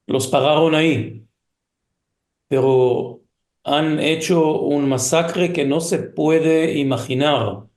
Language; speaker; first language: Spanish; early bilingual, heritage; Hebrew